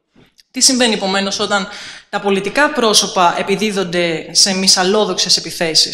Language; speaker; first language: Greek; native; Greek